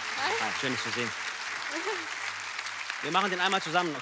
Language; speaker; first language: German; native; German